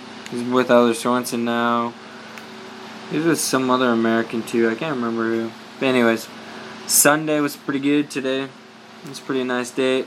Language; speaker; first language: English; native; English